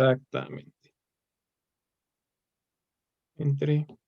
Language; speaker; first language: Spanish; native; Spanish